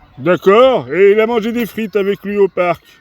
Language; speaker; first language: French; native; French